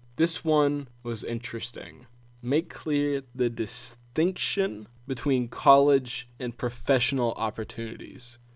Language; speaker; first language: English; native; English